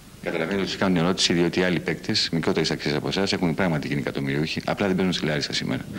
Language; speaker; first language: Greek; native; Greek